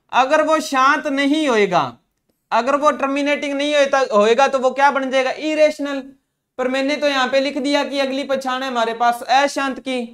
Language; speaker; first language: Hindi; non-native, local second language; Punjabi